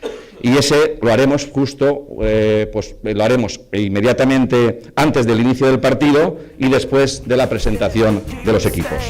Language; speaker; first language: Spanish; native; Spanish